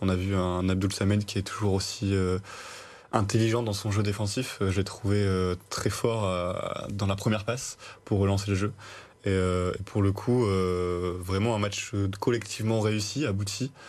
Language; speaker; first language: French; native; French